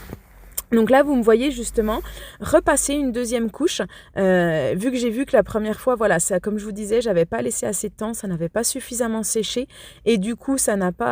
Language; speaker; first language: French; native; French